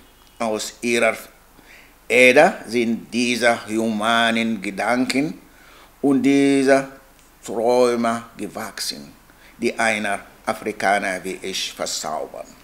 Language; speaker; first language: German; non-native, learner; Arabic